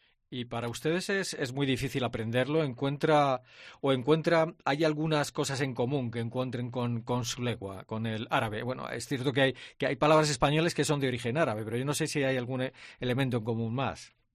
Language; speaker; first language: Spanish; native; Spanish